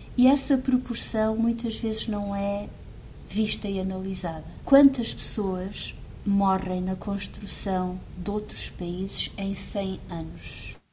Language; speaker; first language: Portuguese; early bilingual, heritage; Portuguese